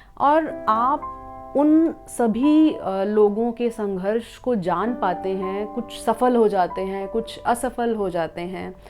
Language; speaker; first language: Hindi; non-native, local second language; Punjabi